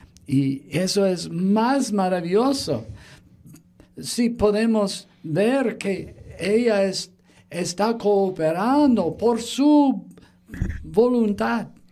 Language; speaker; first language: Spanish; non-native, fluent; English